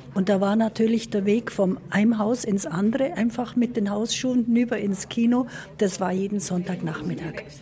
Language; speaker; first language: German; native; German